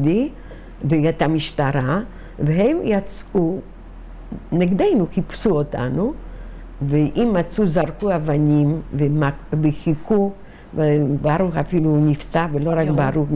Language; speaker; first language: Hebrew; non-native, fluent; Yiddish